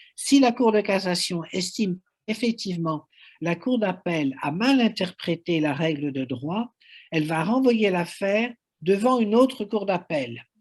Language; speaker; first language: French; native; French